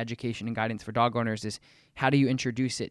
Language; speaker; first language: English; native; English